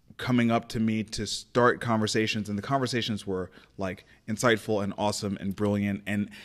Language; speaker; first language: English; native; English